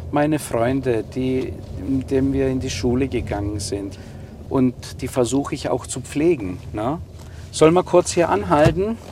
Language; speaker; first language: German; non-native, fluent; Greek